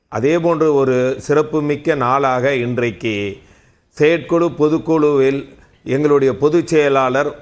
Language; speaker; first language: Tamil; native; Tamil